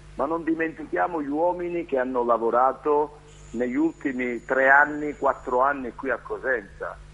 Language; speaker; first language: Italian; native; Italian